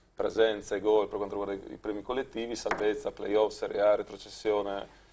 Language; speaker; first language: Italian; native; Italian